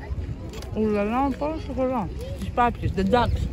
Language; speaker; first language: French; non-native, learner; Greek